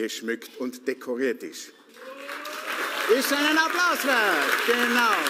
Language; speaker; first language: German; native; German